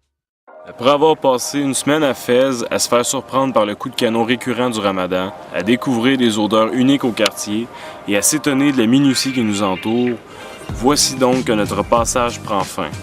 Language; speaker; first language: French; native; French